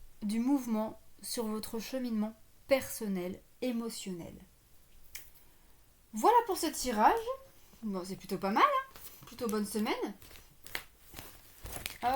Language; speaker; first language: French; native; French